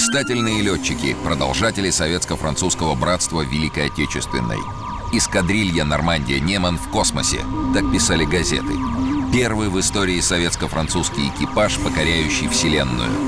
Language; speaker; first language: Russian; native; Russian